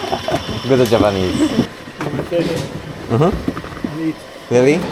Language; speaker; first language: English; non-native, learner; Japanese